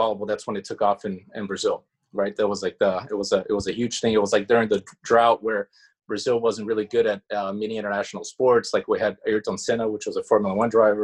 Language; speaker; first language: English; non-native, fluent; Portuguese